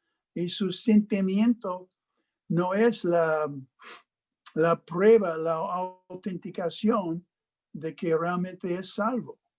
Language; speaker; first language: Spanish; non-native, fluent; English